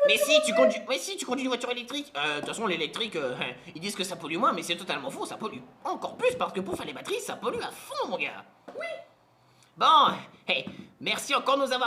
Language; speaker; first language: French; native; French